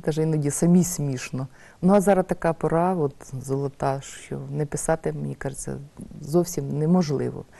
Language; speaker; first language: Ukrainian; native; Ukrainian